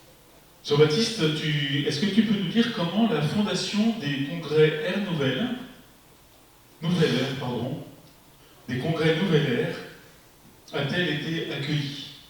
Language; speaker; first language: French; native; French